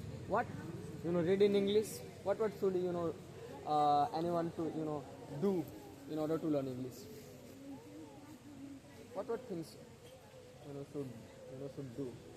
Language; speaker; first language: English; non-native, local second language; Hindi